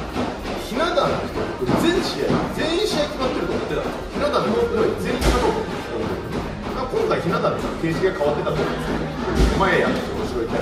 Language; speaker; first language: Japanese; native; Japanese